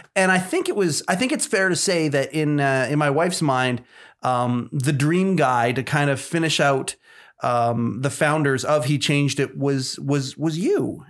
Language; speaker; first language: English; native; English